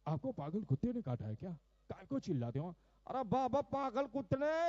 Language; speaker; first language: Hindi; non-native, local second language; Gujarati